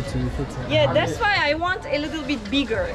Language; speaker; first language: English; non-native, learner; Turkish